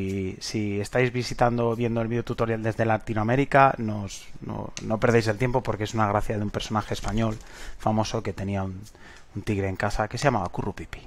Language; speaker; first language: Spanish; native; Spanish